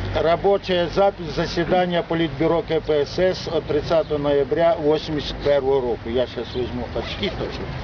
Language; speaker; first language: Russian; non-native, local second language; Ukrainian